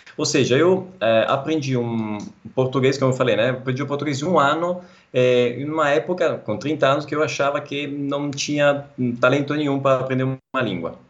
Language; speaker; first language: Portuguese; non-native, fluent; Italian